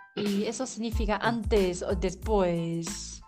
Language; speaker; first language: Spanish; non-native, learner; Chinese